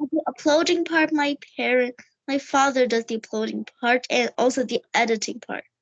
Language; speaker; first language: English; non-native, learner; Hindi